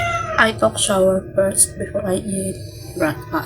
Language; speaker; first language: English; non-native, learner; Filipino